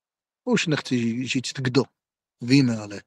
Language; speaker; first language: Czech; non-native, fluent; Hebrew